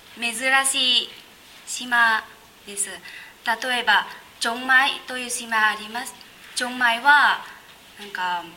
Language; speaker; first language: Japanese; non-native, learner; Vietnamese